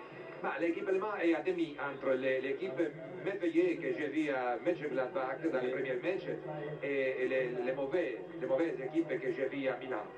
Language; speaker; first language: French; non-native, fluent; Italian